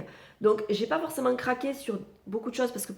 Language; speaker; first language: French; native; French